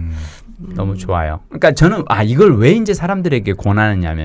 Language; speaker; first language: Korean; native; Korean